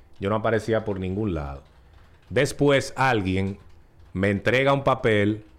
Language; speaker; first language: Spanish; native; Spanish